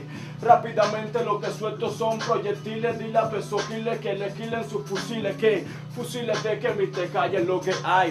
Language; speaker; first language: Spanish; native; Spanish